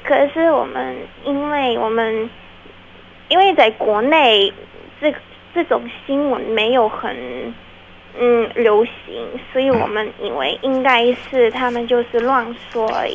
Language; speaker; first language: Chinese; non-native, fluent; Ukrainian